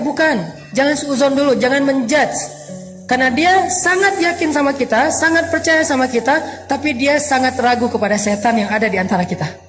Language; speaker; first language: Indonesian; native; Indonesian